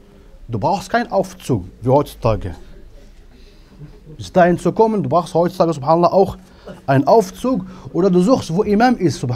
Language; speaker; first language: German; non-native, fluent; Arabic